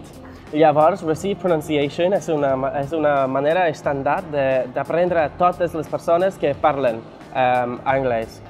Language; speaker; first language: Catalan; non-native, fluent; English